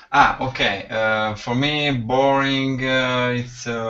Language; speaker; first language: English; non-native, learner; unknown